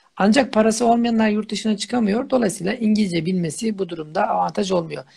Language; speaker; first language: Turkish; native; Turkish